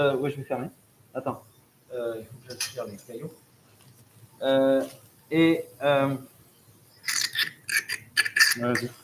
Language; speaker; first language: French; native; French